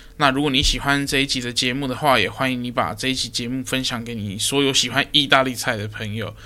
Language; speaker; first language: Chinese; native; Chinese